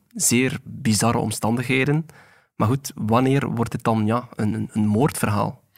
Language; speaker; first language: Dutch; native; Dutch